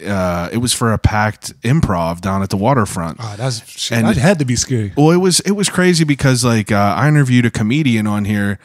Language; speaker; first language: English; native; English